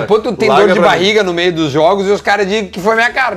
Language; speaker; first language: Portuguese; native; Portuguese